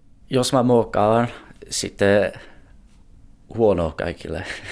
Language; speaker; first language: Finnish; non-native, learner; English